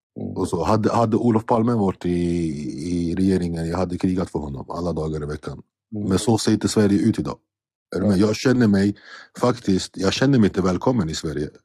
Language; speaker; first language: Swedish; early bilingual, other home language; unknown